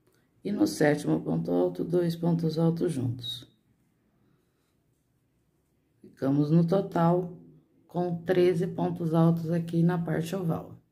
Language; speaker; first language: Portuguese; native; Portuguese